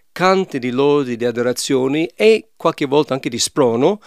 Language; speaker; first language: Italian; non-native, fluent; English